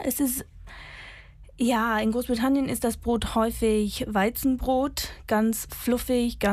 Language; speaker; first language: German; non-native, fluent; English